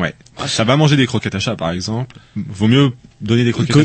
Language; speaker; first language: French; native; French